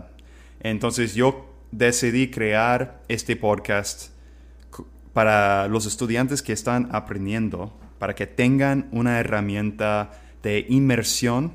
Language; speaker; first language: Spanish; non-native, fluent; English